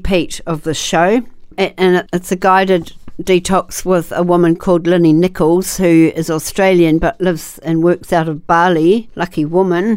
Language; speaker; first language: English; native; English